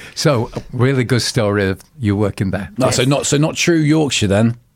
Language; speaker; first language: English; native; English